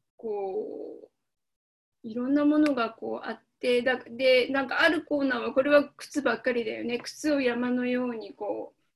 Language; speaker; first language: Japanese; native; Japanese